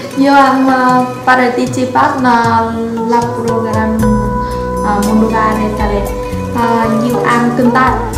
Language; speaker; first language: Romanian; non-native, learner; Vietnamese